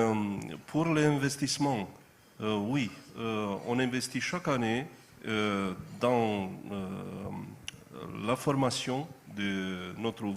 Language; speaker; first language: French; non-native, fluent; Romanian